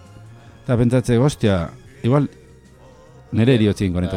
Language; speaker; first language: Basque; native; Basque